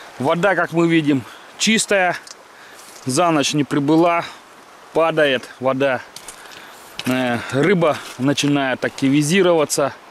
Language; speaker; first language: Russian; native; Russian